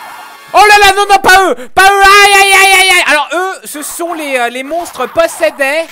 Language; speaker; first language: French; native; French